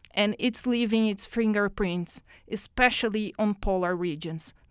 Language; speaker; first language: English; non-native, fluent; Portuguese